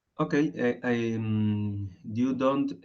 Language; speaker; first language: English; non-native, learner; Spanish